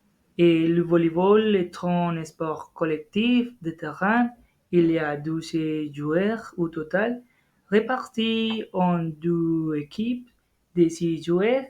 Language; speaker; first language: French; non-native, learner; Spanish